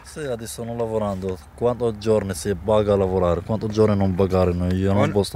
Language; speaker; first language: Italian; non-native, learner; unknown